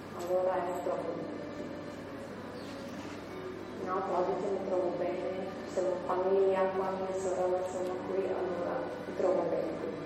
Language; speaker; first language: Italian; non-native, learner; Slovak